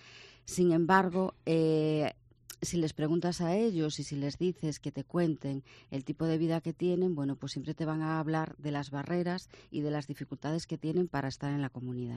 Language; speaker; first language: Spanish; native; Spanish